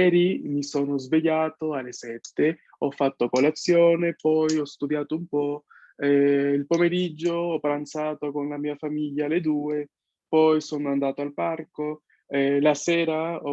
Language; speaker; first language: Italian; non-native, fluent; Spanish